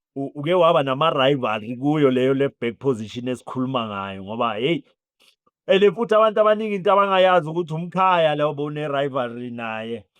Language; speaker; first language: Zulu; native; Zulu